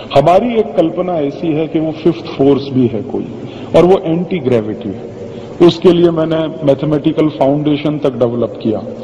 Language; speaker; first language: Hindi; native; Hindi